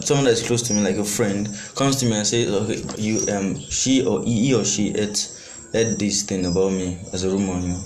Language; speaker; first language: English; non-native, local second language; Yoruba